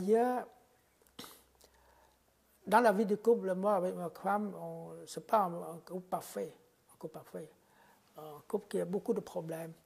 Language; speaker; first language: French; non-native, fluent; Khmer